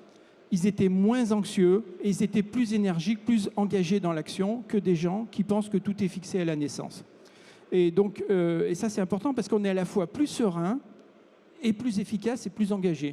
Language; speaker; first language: French; native; French